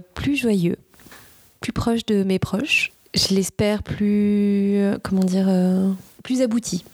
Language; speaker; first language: French; native; French